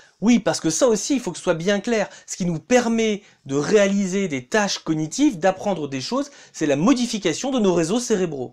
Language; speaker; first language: French; native; French